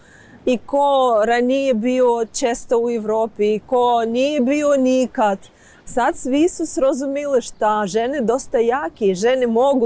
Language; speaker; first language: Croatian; non-native, learner; Ukrainian